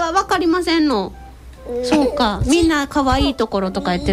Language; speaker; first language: Japanese; native; Japanese